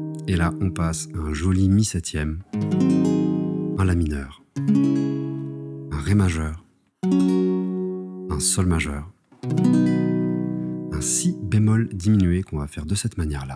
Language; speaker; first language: French; native; French